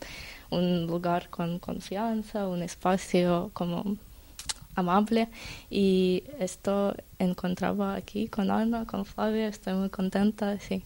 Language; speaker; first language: Spanish; non-native, learner; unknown